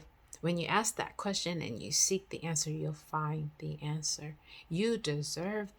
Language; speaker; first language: English; native; English